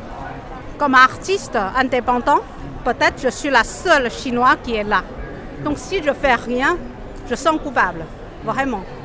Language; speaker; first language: French; non-native, fluent; Chinese